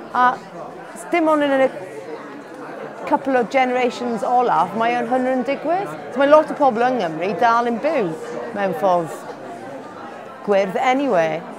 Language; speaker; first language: Welsh; non-native, learner; English